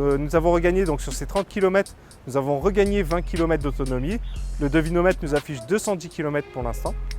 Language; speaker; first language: French; native; French